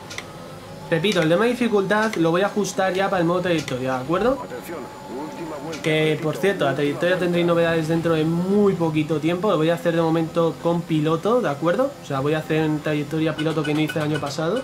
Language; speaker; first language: Spanish; native; Spanish